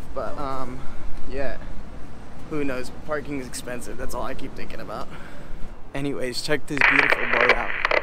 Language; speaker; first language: English; native; English